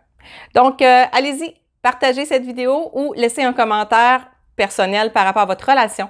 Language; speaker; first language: French; native; French